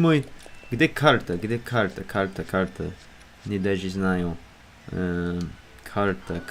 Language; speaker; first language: Russian; non-native, learner; English